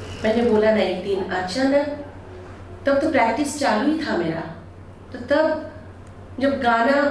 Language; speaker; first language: Hindi; non-native, local second language; Bangla